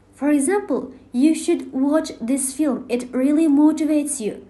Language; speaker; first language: English; non-native, fluent; Kazakh